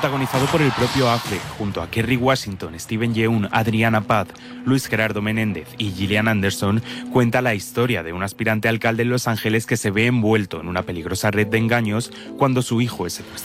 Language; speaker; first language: Spanish; native; Spanish